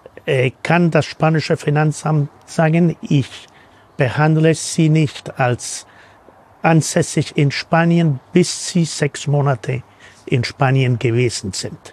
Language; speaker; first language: German; non-native, fluent; Spanish